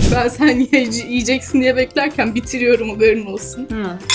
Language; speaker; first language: Turkish; non-native, fluent; Russian